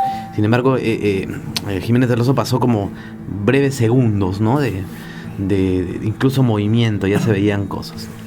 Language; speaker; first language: Spanish; native; Spanish